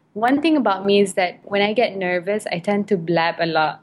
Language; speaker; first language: English; non-native, local second language; Malay